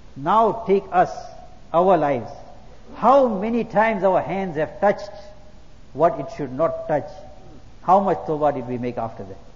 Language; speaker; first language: English; native; English